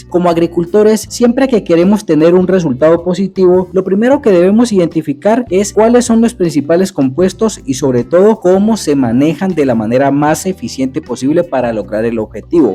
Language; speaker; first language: Spanish; native; Spanish